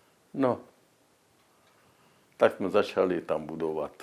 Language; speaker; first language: Czech; non-native, local second language; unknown